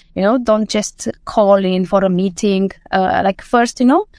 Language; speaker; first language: English; non-native, fluent; Romanian